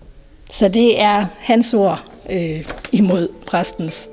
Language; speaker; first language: Danish; native; Danish